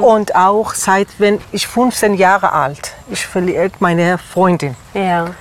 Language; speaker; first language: German; non-native, learner; Persian